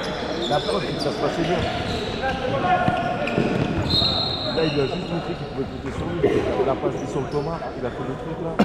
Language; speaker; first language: French; native; French